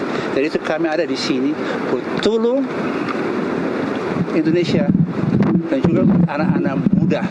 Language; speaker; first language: Indonesian; early bilingual, heritage; Indonesian